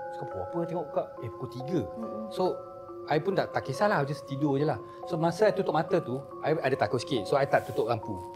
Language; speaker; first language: Malay; non-native, local second language; Chinese